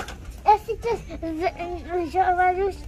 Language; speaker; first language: Russian; early bilingual, heritage; Russian